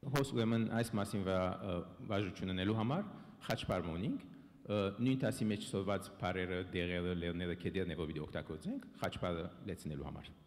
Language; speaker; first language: Armenian; early bilingual, heritage; Armenian